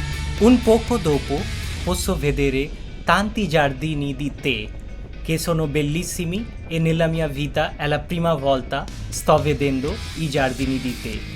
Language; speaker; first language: Italian; non-native, fluent; Bangla